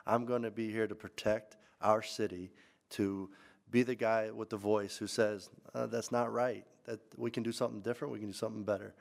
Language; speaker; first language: English; native; English